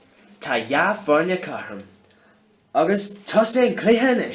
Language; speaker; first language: Irish; non-native, local second language; English